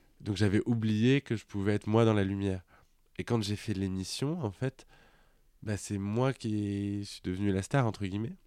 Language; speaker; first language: French; native; French